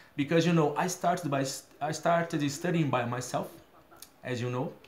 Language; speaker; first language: English; non-native, fluent; Portuguese